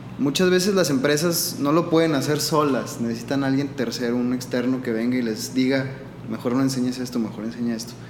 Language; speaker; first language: Spanish; native; Spanish